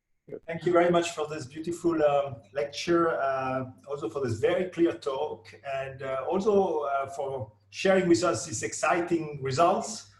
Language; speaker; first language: English; non-native, fluent; French